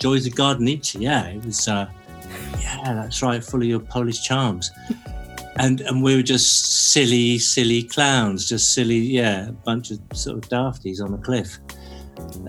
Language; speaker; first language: English; native; English